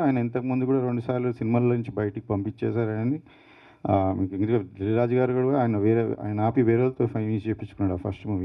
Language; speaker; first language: Telugu; native; Telugu